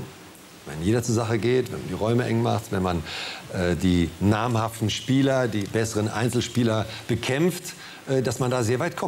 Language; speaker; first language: German; native; German